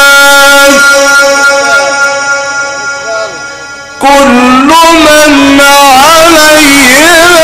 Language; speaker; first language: Arabic; native; Arabic